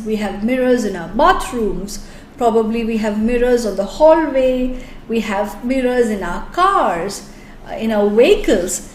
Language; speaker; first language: English; non-native, local second language; Malayalam